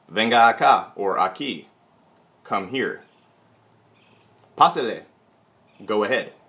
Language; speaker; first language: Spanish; non-native, learner; English